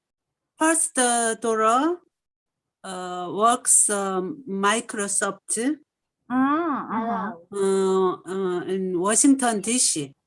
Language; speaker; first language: English; non-native, learner; Korean